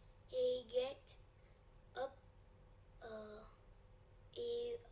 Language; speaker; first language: English; non-native, learner; Vietnamese